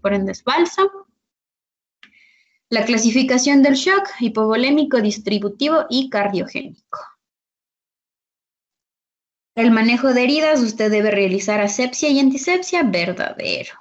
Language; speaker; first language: Spanish; native; Spanish